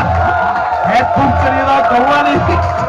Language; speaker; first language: German; native; German